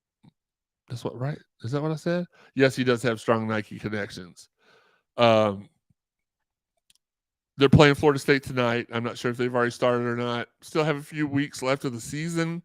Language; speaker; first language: English; native; English